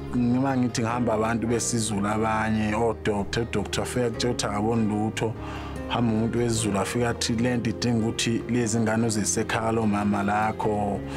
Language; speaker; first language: Zulu; native; Zulu